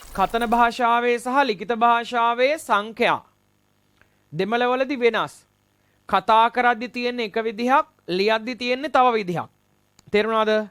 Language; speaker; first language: Sinhala; non-native, local second language; Tamil